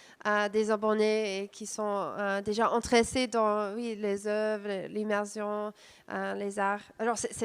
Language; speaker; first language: French; non-native, fluent; English